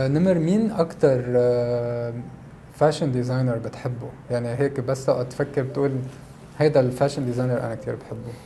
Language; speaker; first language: Arabic; native; Arabic